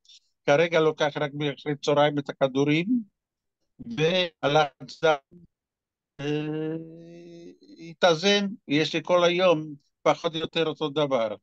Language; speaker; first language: Hebrew; non-native, fluent; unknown